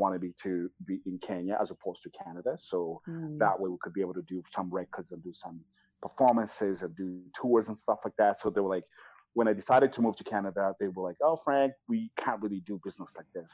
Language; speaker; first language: English; non-native, local second language; Kinyarwanda